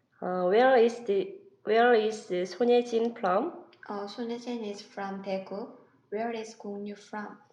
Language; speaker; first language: English; non-native, learner; Korean